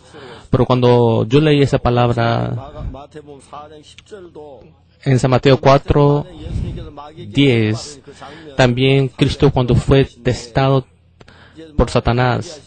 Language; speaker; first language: Spanish; non-native, fluent; Korean